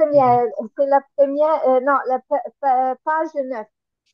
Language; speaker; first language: French; non-native, learner; Italian